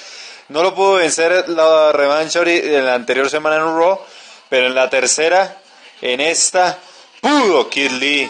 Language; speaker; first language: Spanish; native; Spanish